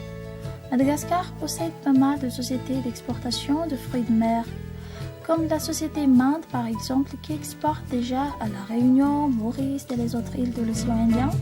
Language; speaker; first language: French; non-native, local second language; Malagasy